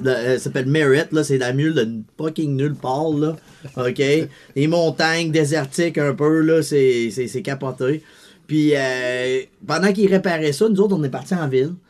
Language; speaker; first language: French; early bilingual, other home language; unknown